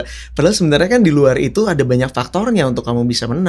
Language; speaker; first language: Indonesian; native; Indonesian